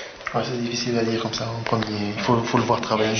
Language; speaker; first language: French; native; French